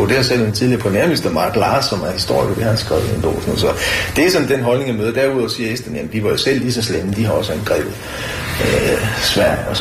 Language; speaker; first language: Danish; native; Danish